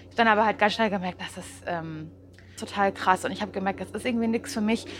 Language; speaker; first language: German; native; German